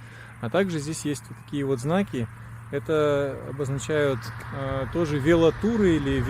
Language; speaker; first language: Russian; native; Russian